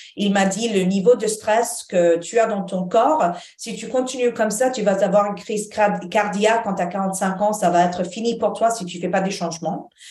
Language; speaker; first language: French; non-native, fluent; Arabic